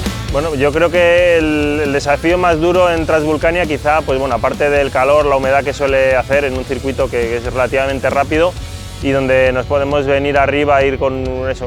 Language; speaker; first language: Spanish; native; Spanish